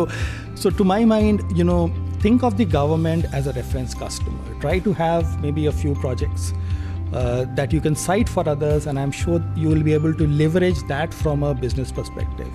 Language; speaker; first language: English; non-native, local second language; Hindi